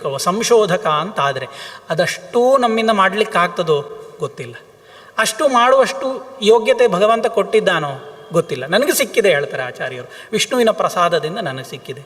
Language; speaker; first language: Kannada; non-native, local second language; Tulu